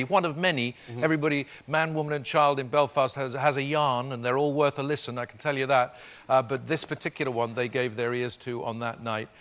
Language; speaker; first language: English; native; English